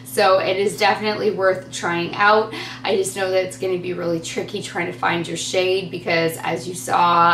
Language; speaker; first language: English; native; English